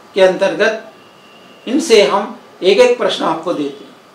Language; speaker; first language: Hindi; non-native, local second language; Telugu